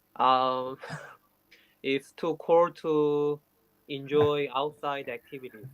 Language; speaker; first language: English; non-native, learner; Korean